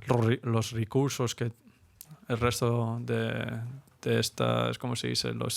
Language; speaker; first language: Spanish; early bilingual, heritage; Spanish